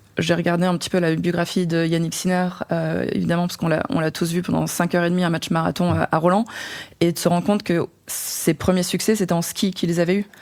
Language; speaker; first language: French; native; French